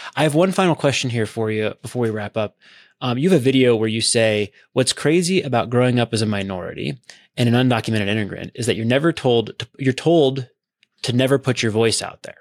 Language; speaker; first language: English; native; English